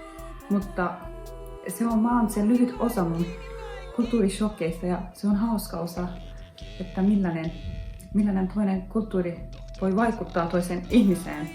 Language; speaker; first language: Finnish; non-native, fluent; Turkish